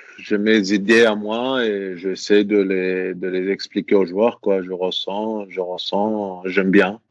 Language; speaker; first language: French; non-native, fluent; Greek